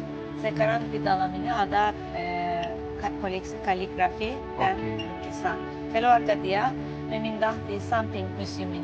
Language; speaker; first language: Indonesian; non-native, fluent; Turkish